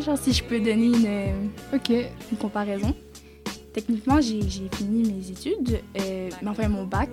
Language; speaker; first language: French; native; French